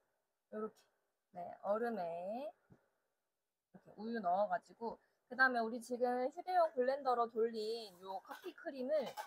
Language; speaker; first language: Korean; native; Korean